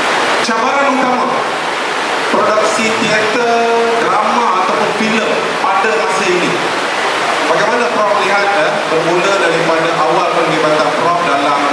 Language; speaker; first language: Malay; native; Malay